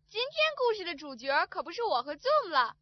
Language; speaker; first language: Chinese; native; Chinese